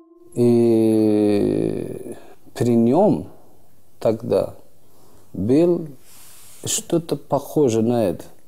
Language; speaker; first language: Russian; non-native, learner; Persian